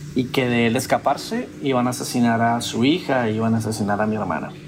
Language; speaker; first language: Spanish; native; Spanish